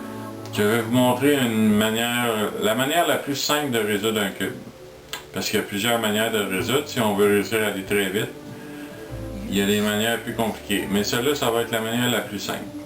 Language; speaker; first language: French; native; French